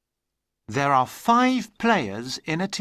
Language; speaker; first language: English; non-native, learner; Burmese